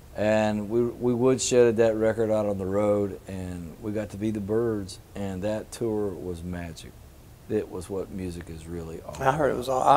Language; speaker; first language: English; native; English